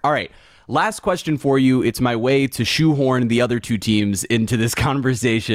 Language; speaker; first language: English; native; English